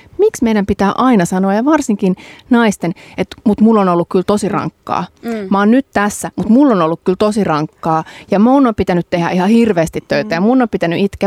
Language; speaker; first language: Finnish; non-native, fluent; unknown